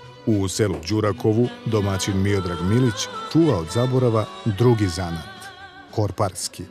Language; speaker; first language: Bosnian; native; Bosnian